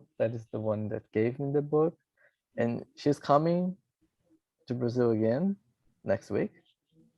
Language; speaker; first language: English; non-native, fluent; Portuguese